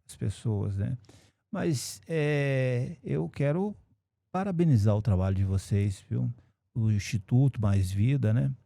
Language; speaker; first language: Portuguese; native; Portuguese